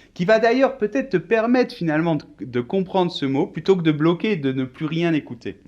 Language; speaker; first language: French; native; French